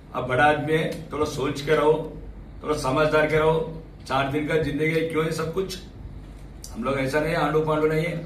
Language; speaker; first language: Hindi; non-native, local second language; Telugu